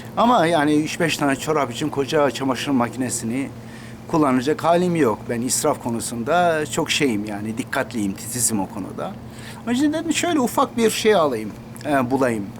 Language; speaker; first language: Turkish; non-native, local second language; Kurdish